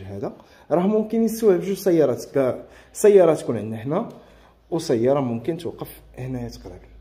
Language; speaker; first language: Arabic; native; Arabic